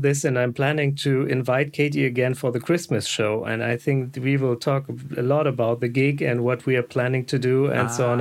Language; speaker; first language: English; non-native, fluent; German